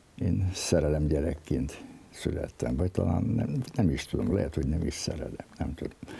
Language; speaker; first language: Hungarian; non-native, local second language; Croatian